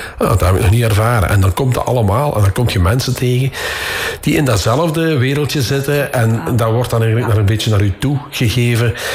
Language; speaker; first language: Dutch; native; Dutch